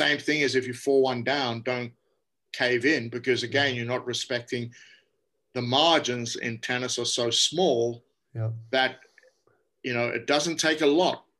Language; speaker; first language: English; native; English